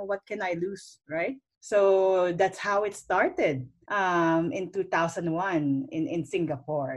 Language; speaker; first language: English; non-native, local second language; Filipino